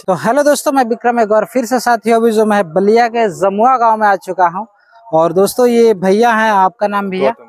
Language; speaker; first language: Hindi; native; Hindi